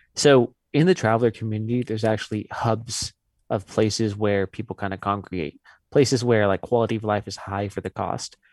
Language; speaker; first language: English; early bilingual, other home language; Hindi